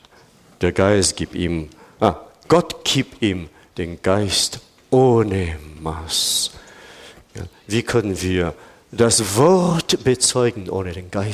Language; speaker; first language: German; non-native, fluent; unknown